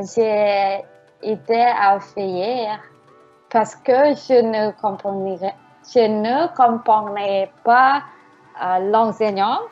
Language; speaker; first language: French; non-native, learner; Thai